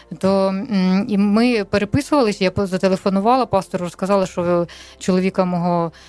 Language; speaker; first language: Ukrainian; non-native, local second language; Russian